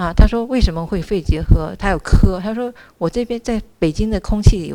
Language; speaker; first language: Chinese; native; Chinese